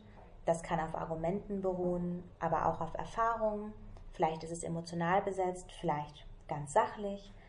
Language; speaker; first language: German; native; German